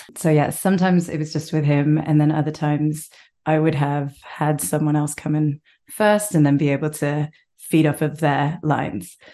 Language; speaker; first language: English; native; English